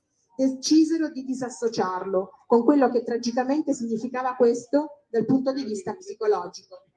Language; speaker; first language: Italian; native; Italian